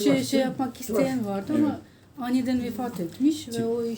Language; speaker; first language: Turkish; non-native, fluent; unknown